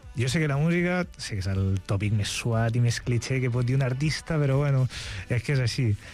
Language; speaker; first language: Catalan; native; Catalan